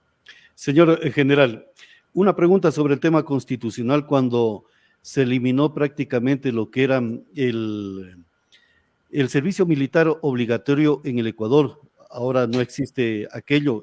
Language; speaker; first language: Spanish; native; Spanish